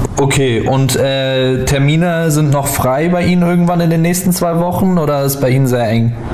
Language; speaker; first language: German; native; German